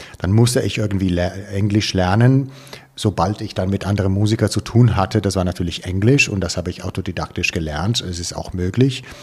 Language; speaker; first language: German; non-native, fluent; Italian